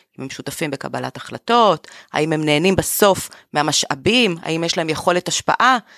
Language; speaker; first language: Hebrew; native; Hebrew